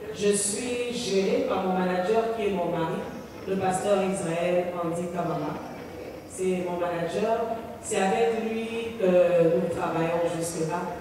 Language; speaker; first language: French; non-native, local second language; Lingala